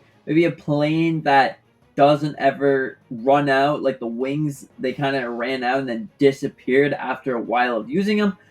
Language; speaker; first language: English; native; English